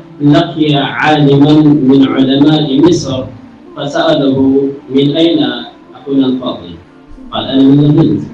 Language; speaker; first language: Arabic; non-native, fluent; Urdu